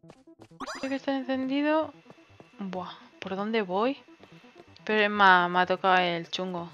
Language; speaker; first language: Spanish; native; Spanish